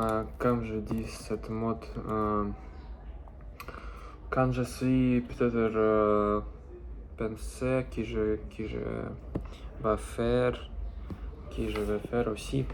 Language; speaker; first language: French; non-native, learner; Russian